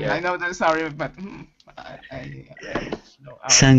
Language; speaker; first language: English; non-native, learner; Spanish